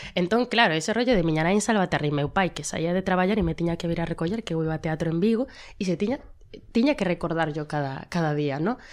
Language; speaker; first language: Galician; non-native, local second language; Spanish